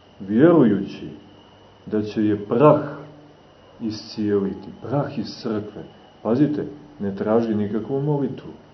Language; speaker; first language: Serbian; native; Serbian